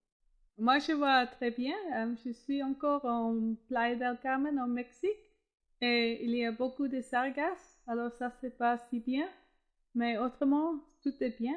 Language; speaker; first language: French; non-native, fluent; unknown